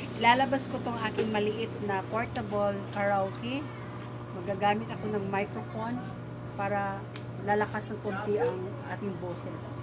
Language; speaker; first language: Filipino; non-native, local second language; Cebuano